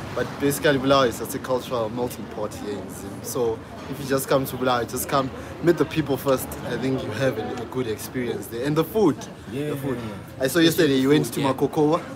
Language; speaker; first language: English; non-native, local second language; North Ndebele